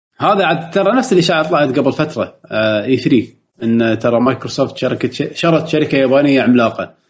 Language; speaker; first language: Arabic; native; Arabic